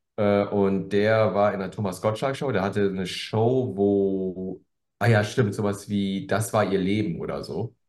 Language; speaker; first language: German; early bilingual, other home language; Korean